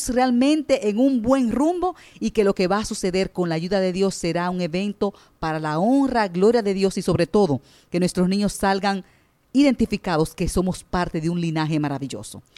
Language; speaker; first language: Spanish; native; Spanish